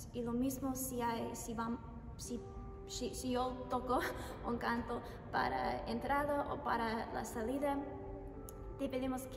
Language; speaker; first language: Spanish; non-native, learner; English